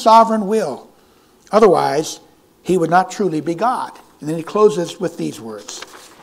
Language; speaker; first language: English; native; English